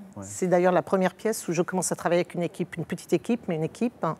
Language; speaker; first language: French; native; French